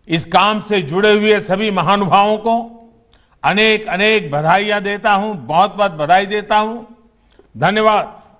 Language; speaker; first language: Hindi; non-native, local second language; Gujarati